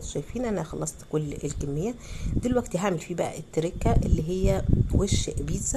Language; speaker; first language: Arabic; native; Arabic